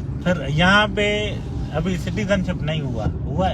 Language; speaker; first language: Hindi; non-native, local second language; Sindhi